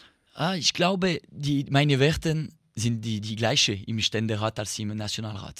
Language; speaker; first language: German; non-native, local second language; French